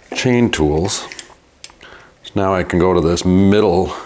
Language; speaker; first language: English; native; English